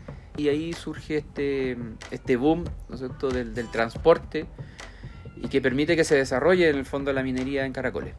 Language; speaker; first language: Spanish; native; Spanish